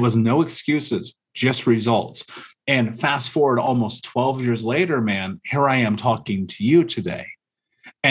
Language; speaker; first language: English; native; English